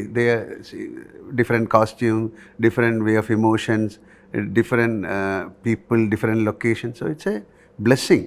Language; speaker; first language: English; non-native, local second language; Malayalam